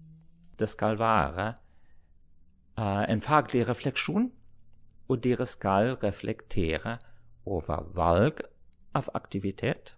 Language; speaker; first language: Norwegian; non-native, fluent; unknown